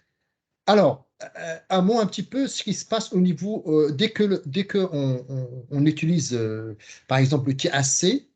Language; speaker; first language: French; non-native, local second language; Arabic